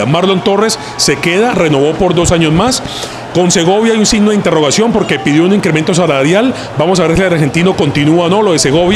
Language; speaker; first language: Spanish; native; Spanish